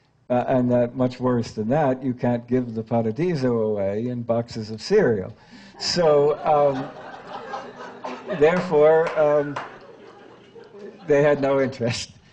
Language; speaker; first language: English; native; English